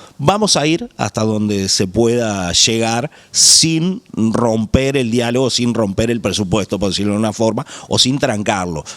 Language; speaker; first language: Spanish; native; Spanish